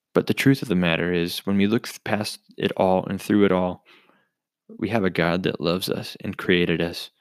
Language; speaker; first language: English; native; English